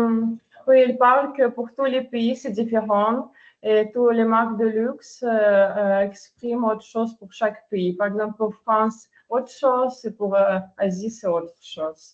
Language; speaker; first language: French; non-native, fluent; Portuguese